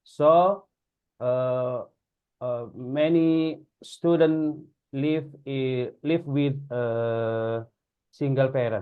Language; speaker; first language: English; non-native, learner; Indonesian